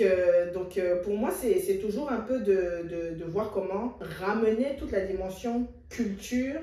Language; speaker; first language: French; native; French